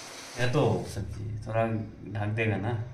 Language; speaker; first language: Hindi; non-native, local second language; Bangla